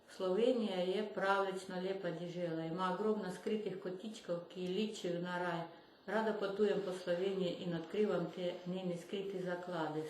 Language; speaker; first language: Slovenian; non-native, fluent; Russian